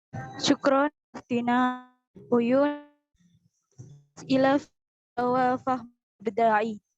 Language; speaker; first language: Arabic; non-native, learner; Indonesian